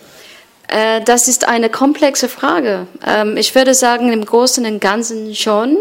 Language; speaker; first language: German; non-native, fluent; English